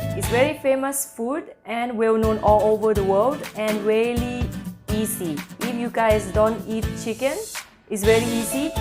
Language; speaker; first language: English; non-native, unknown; Thai